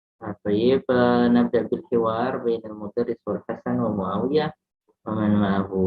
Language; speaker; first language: Arabic; non-native, fluent; Indonesian